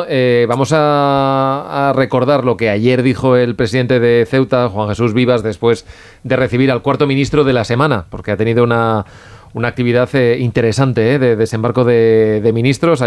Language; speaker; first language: Spanish; native; Spanish